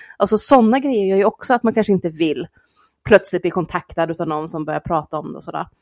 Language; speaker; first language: Swedish; native; Swedish